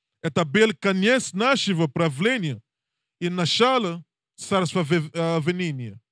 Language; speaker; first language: Russian; non-native, learner; English